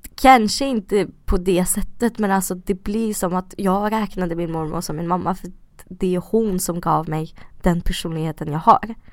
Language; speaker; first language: Swedish; early bilingual, other home language; Russian